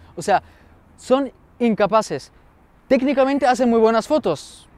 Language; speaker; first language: Spanish; non-native, fluent; Bulgarian